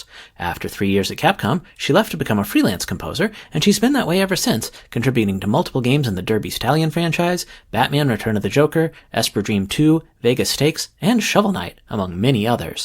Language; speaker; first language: English; native; English